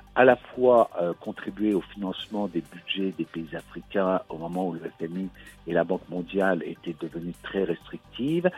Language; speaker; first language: French; native; French